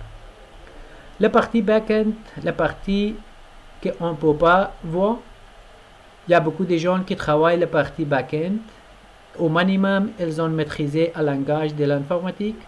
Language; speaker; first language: French; non-native, learner; Persian